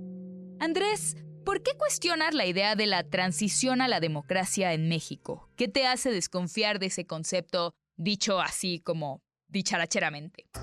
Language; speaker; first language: Spanish; native; Spanish